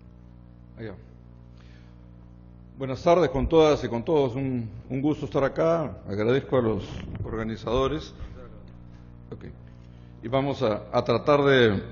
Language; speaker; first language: Spanish; native; Spanish